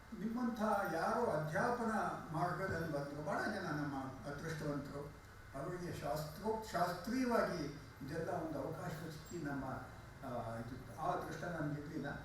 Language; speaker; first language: Kannada; non-native, local second language; Telugu